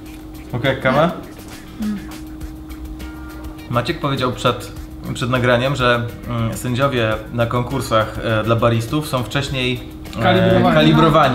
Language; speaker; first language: Polish; native; Polish